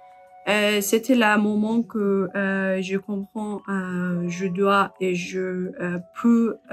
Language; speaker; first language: French; non-native, learner; Persian